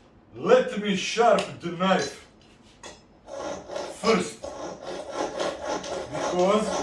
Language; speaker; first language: English; non-native, learner; Italian